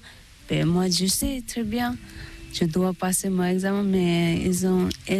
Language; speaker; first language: French; non-native, learner; Tibetan